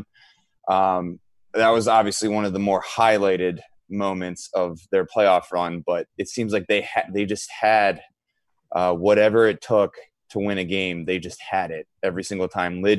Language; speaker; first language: English; native; English